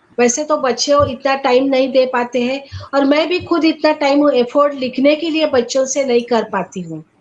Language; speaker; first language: Hindi; non-native, local second language; Marathi